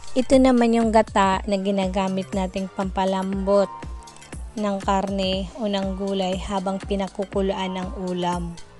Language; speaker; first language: Filipino; non-native, local second language; Bikol